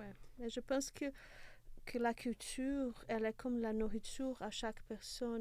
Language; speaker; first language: French; non-native, fluent; Portuguese